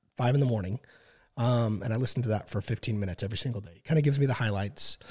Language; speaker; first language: English; native; English